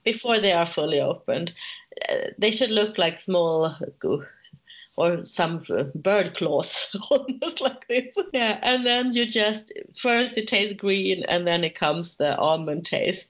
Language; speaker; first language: English; non-native, fluent; Swedish